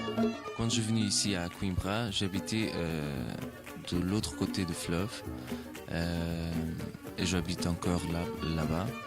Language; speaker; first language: French; non-native, fluent; Portuguese